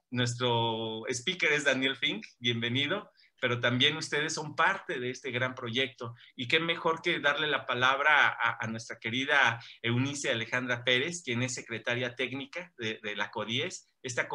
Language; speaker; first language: Spanish; native; Spanish